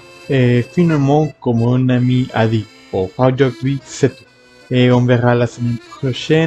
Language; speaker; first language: French; non-native, learner; Spanish